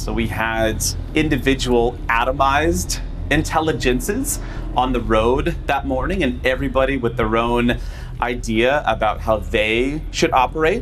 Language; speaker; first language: English; native; English